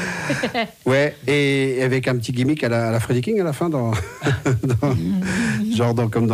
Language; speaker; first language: French; native; French